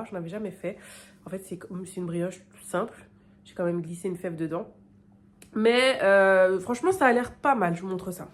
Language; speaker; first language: French; native; French